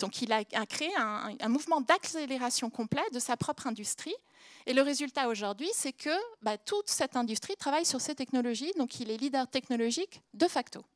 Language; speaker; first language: French; native; French